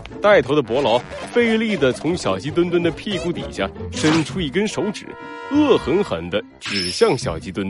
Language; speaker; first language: Chinese; native; Chinese